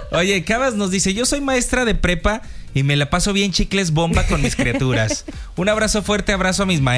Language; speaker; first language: Spanish; native; Spanish